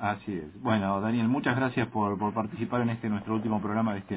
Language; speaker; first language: Spanish; native; Spanish